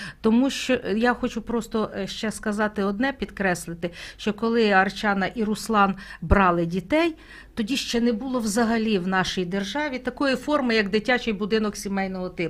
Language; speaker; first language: Ukrainian; native; Ukrainian